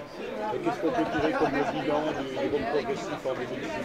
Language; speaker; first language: French; native; French